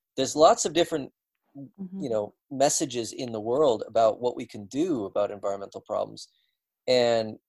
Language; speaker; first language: English; native; English